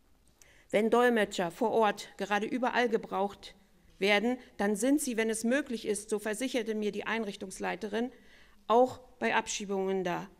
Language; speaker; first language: German; native; German